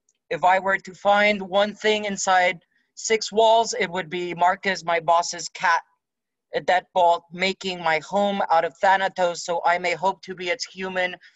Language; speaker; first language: English; non-native, local second language; Spanish